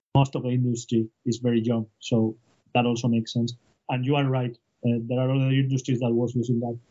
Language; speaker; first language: English; non-native, fluent; Spanish